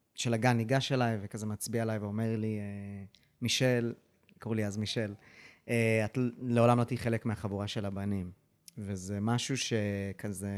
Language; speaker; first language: Hebrew; early bilingual, other home language; English